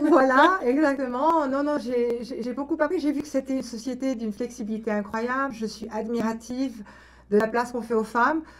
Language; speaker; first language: French; native; French